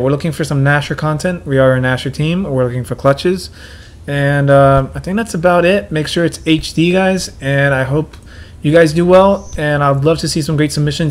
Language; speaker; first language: English; native; English